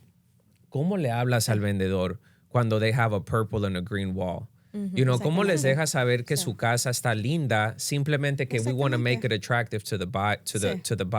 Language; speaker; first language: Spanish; early bilingual, other home language; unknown